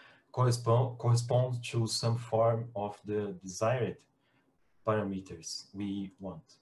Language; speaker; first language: English; non-native, fluent; Portuguese